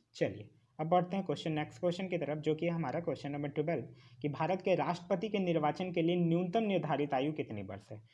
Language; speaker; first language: Hindi; native; Hindi